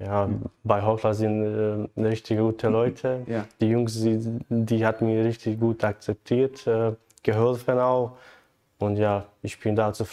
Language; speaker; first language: German; non-native, learner; Bosnian